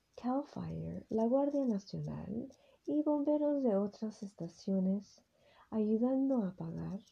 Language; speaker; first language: Spanish; early bilingual, heritage; Spanish